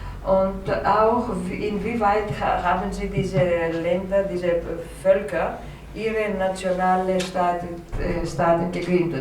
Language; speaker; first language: German; non-native, fluent; Greek